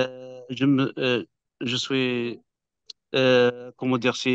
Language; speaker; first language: French; non-native, fluent; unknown